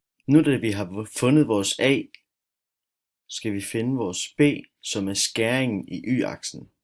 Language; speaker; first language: Danish; native; Danish